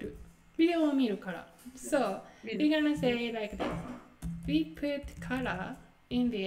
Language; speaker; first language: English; non-native, fluent; Japanese